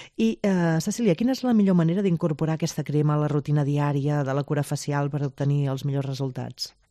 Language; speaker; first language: Catalan; native; Catalan